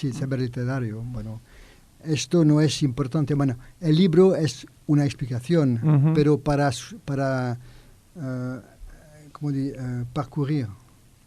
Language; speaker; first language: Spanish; non-native, learner; French